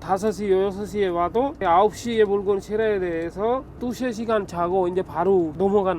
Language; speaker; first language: Korean; non-native, fluent; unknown